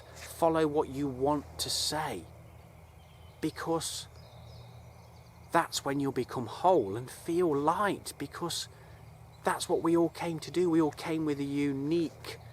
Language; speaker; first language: English; native; English